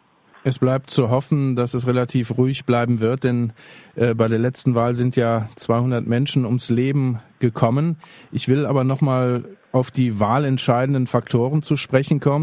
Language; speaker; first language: German; native; German